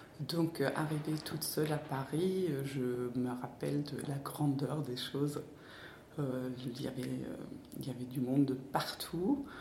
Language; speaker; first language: French; non-native, fluent; Danish